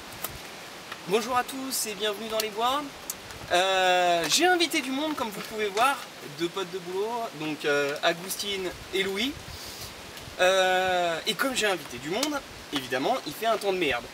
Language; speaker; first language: French; native; French